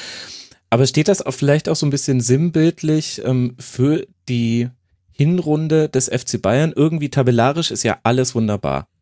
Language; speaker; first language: German; native; German